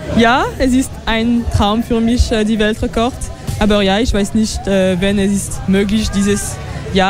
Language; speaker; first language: German; non-native, local second language; French